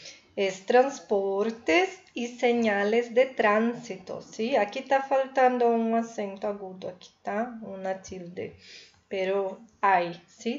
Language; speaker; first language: Spanish; non-native, fluent; Portuguese